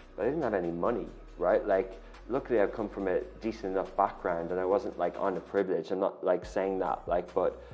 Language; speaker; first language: English; native; English